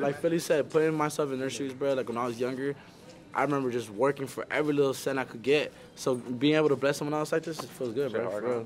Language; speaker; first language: English; early bilingual, other home language; Spanish